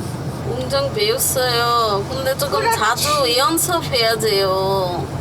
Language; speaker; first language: Korean; non-native, local second language; Bangla